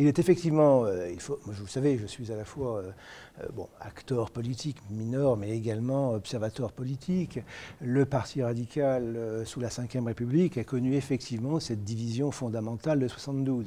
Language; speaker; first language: French; native; French